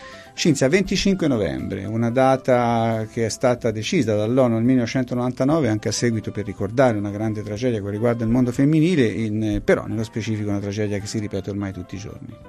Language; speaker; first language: Italian; native; Italian